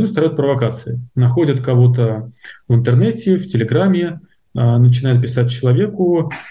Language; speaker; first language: Russian; native; Russian